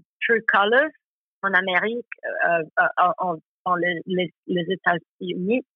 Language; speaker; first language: French; non-native, learner; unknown